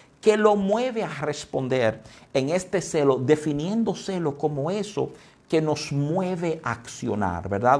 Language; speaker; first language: Spanish; native; Spanish